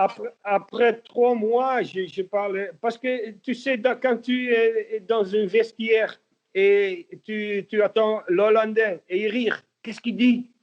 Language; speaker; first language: French; non-native, learner; Dutch